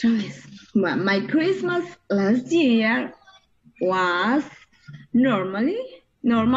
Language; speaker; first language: English; non-native, learner; Spanish